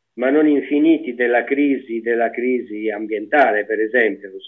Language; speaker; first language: Italian; native; Italian